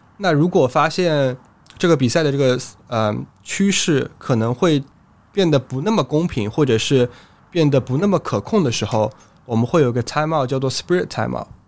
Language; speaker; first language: Chinese; native; Chinese